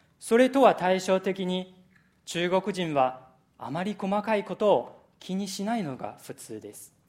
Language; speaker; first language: Japanese; non-native, fluent; Chinese